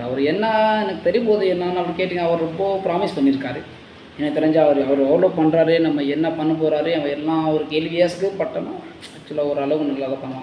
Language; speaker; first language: Tamil; non-native, learner; Hindi